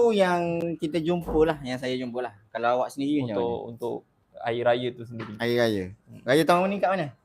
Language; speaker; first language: Malay; native; Malay